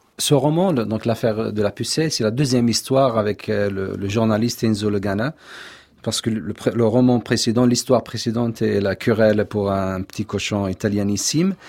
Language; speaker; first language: French; non-native, local second language; Kabyle